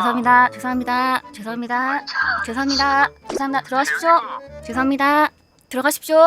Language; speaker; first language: Korean; native; Korean